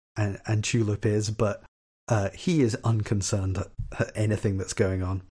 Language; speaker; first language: English; native; English